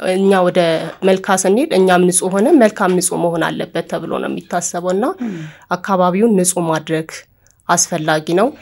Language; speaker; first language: Amharic; non-native, local second language; Oromo